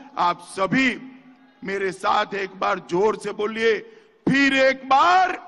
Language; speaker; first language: Hindi; non-native, local second language; Gujarati